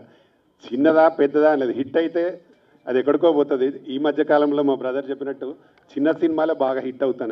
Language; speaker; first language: Telugu; native; Telugu